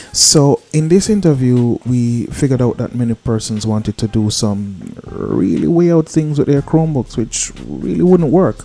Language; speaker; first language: English; native; English